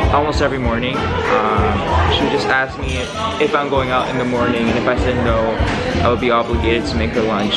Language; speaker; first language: English; early bilingual, other home language; Korean